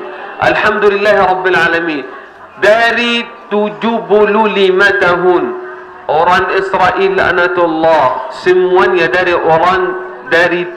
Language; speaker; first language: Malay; non-native, learner; Arabic